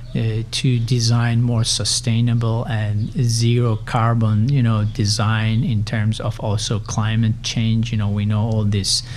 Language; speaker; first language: English; non-native, fluent; Persian